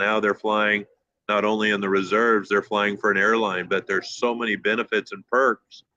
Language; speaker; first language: English; native; English